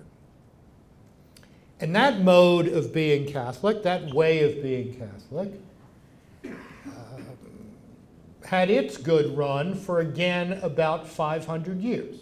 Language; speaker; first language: English; native; English